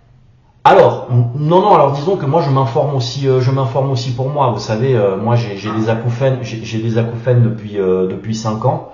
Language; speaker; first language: French; native; French